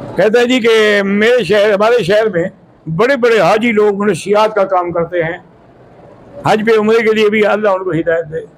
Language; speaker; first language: Urdu; native; Urdu